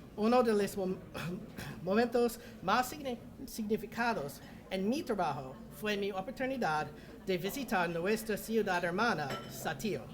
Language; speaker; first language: Spanish; non-native, learner; English